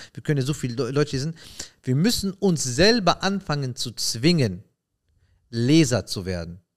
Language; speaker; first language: German; early bilingual, other home language; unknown